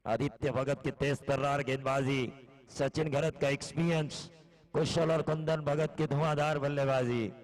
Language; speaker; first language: Hindi; non-native, local second language; Marathi